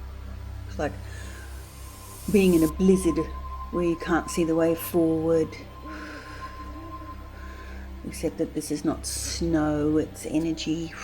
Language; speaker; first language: English; native; English